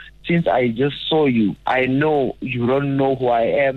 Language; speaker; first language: English; non-native, local second language; Zulu